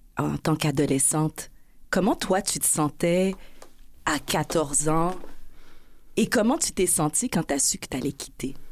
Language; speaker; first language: French; early bilingual, other home language; Haitian Creole